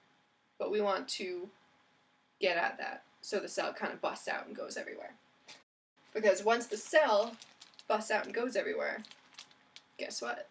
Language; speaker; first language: English; native; English